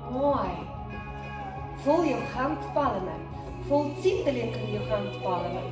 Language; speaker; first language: Dutch; non-native, learner; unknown